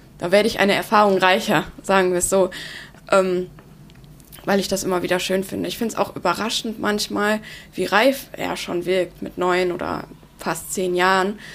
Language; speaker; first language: German; early bilingual, other home language; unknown